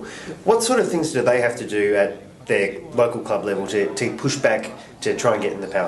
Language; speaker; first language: English; native; English